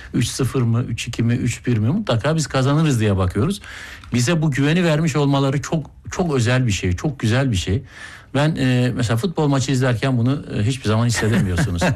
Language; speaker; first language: Turkish; native; Turkish